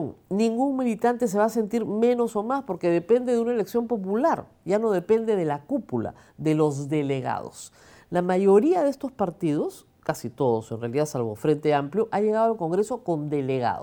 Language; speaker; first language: Spanish; native; Spanish